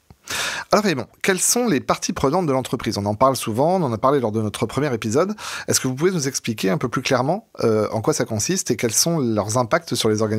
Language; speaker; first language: French; native; French